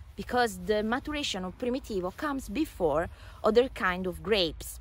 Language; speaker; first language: English; non-native, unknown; Italian